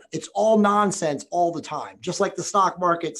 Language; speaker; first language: English; native; English